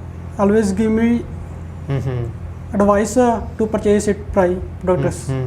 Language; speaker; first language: English; non-native, learner; Punjabi